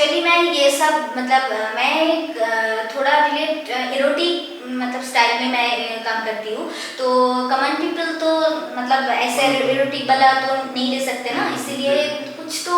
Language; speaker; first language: Hindi; non-native, local second language; Bangla